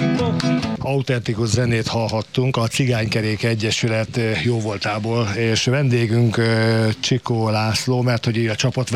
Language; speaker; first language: Hungarian; native; Hungarian